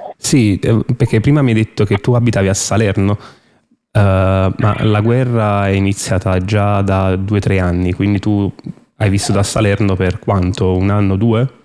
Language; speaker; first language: Italian; native; Italian